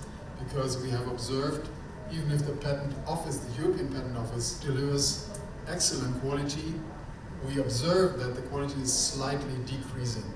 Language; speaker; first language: English; non-native, fluent; German